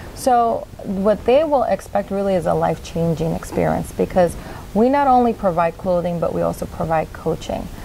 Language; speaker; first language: English; native; English